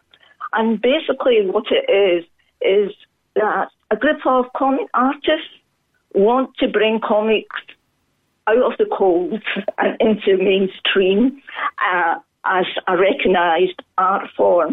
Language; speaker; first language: English; native; English